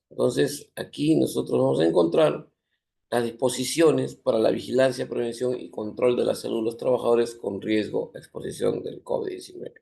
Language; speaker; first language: Spanish; native; Spanish